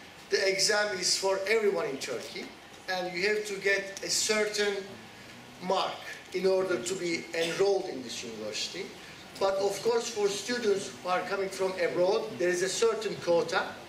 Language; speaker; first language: English; non-native, fluent; Turkish